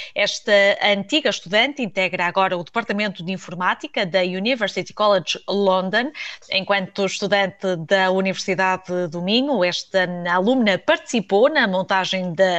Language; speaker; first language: Portuguese; native; Portuguese